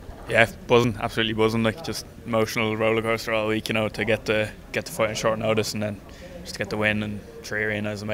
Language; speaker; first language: English; native; English